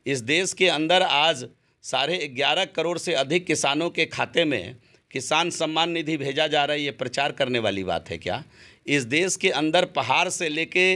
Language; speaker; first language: Hindi; native; Hindi